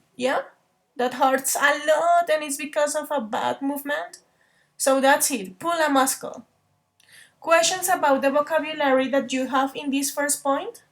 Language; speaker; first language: English; non-native, fluent; Spanish